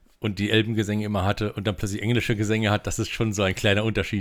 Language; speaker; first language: German; native; German